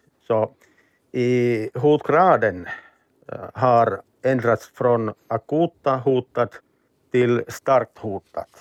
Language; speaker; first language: Swedish; non-native, learner; Finnish